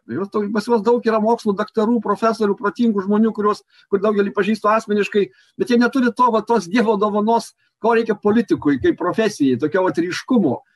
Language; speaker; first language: Lithuanian; native; Lithuanian